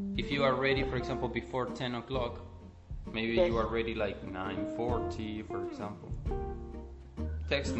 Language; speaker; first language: English; non-native, fluent; Spanish